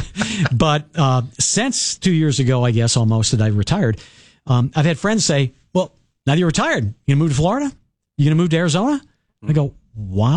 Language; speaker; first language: English; native; English